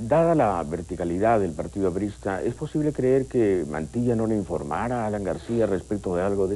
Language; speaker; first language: Spanish; native; Spanish